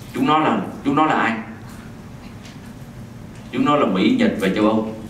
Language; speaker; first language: Vietnamese; native; Vietnamese